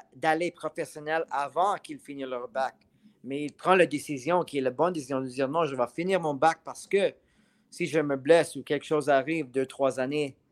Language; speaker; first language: French; native; French